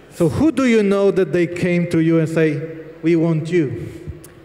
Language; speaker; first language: English; non-native, fluent; Polish